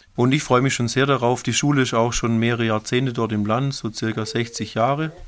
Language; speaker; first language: German; native; German